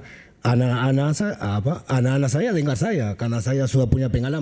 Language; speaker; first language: Indonesian; non-native, fluent; Spanish